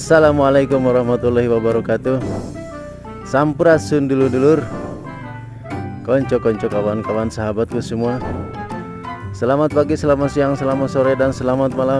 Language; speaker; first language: Indonesian; non-native, local second language; Sundanese